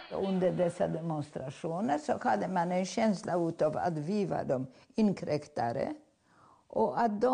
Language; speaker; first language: Swedish; non-native, fluent; Polish